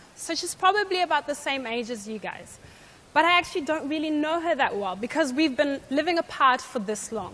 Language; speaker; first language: English; non-native, local second language; Shona